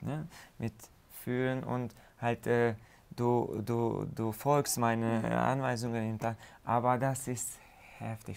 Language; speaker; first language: German; non-native, fluent; Hungarian